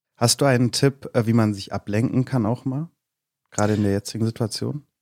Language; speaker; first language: German; native; German